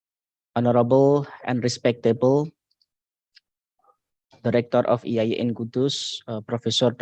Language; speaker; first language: English; non-native, learner; Indonesian